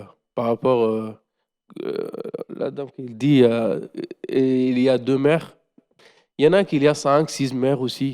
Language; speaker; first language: French; non-native, learner; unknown